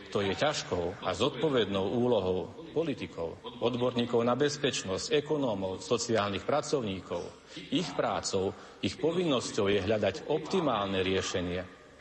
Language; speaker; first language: Slovak; native; Slovak